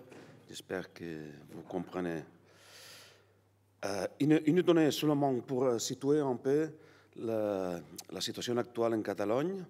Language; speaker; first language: French; non-native, learner; Catalan